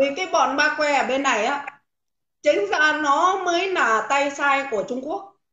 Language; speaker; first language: Vietnamese; native; Vietnamese